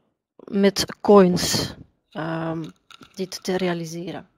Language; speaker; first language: Dutch; non-native, fluent; Russian